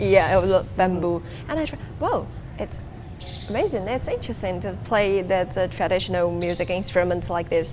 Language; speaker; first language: English; non-native, learner; Chinese